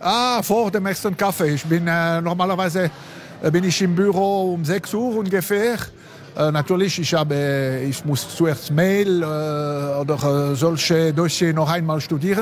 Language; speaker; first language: German; non-native, local second language; French